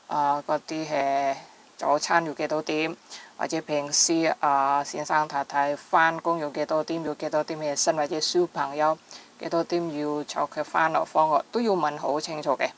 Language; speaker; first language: Cantonese; non-native, fluent; Indonesian